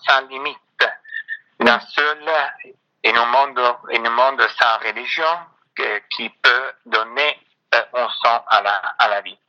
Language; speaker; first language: French; non-native, fluent; Italian